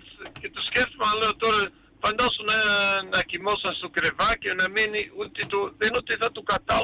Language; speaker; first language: Greek; early bilingual, heritage; Greek